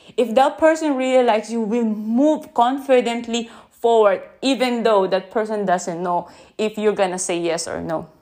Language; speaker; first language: English; non-native, local second language; Filipino